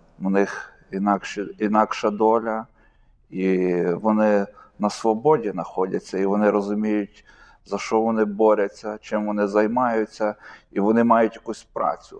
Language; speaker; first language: Ukrainian; native; Ukrainian